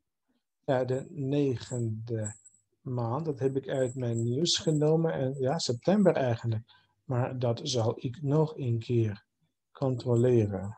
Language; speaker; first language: Dutch; non-native, fluent; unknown